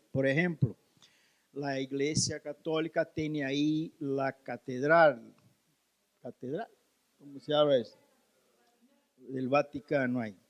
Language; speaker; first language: Spanish; non-native, learner; Portuguese